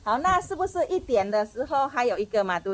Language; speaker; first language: Chinese; non-native, fluent; Indonesian